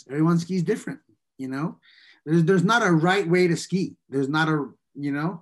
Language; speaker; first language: English; native; English